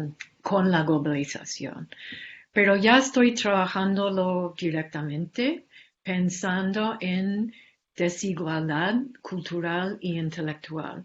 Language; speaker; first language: Spanish; non-native, fluent; English